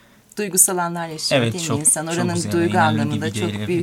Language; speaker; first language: Turkish; native; Turkish